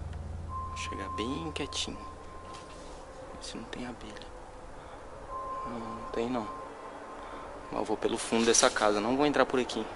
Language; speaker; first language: Portuguese; native; Portuguese